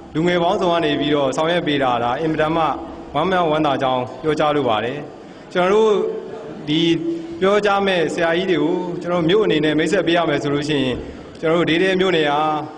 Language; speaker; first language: Burmese; native; Burmese